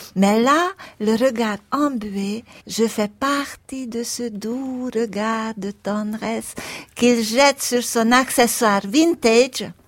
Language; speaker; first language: French; non-native, fluent; Hungarian